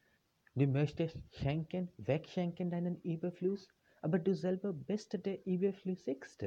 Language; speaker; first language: German; non-native, fluent; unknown